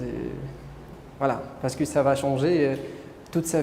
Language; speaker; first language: French; non-native, fluent; Arabic